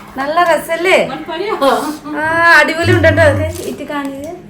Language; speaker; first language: Malayalam; non-native, fluent; Nepali